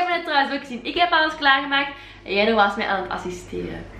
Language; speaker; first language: Dutch; native; Dutch